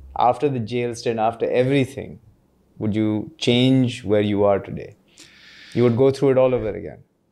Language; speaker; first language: English; non-native, local second language; Urdu